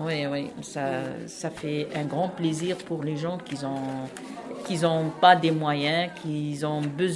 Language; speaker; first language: French; non-native, fluent; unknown